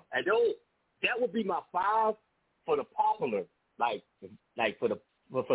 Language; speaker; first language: English; native; English